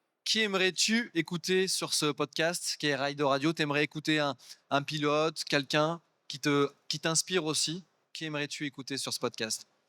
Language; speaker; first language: French; native; French